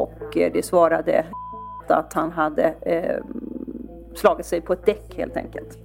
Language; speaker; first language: Swedish; native; Swedish